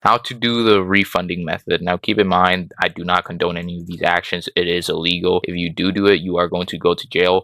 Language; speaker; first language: English; native; English